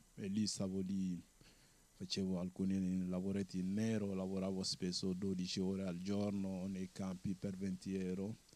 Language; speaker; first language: Italian; non-native, fluent; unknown